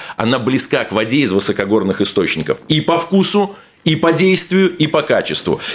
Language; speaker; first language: Russian; native; Russian